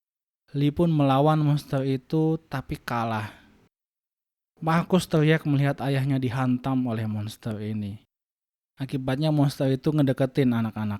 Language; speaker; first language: Indonesian; native; Indonesian